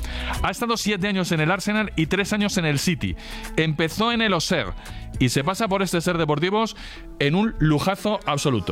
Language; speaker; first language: Spanish; native; Spanish